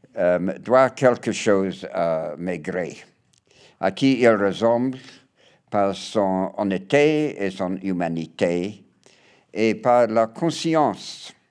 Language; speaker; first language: French; non-native, learner; English